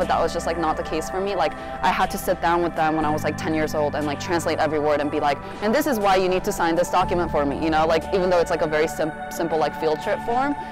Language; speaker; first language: English; early bilingual, other home language; Korean